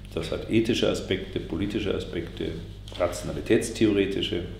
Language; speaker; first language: German; native; German